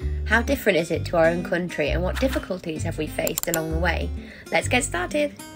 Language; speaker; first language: English; native; English